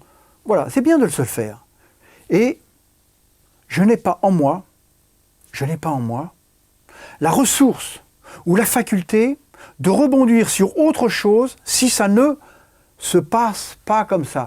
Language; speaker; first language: French; native; French